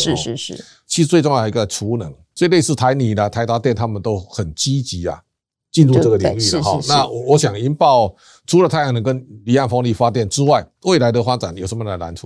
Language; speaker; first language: Chinese; native; Chinese